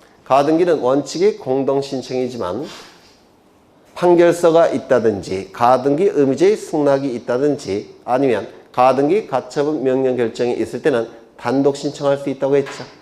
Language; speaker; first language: Korean; native; Korean